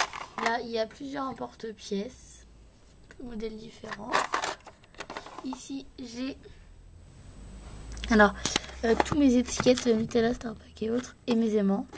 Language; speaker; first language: French; native; French